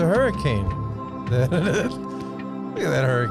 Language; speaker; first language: English; native; English